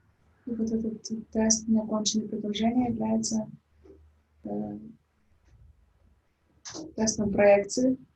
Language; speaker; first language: Russian; native; Russian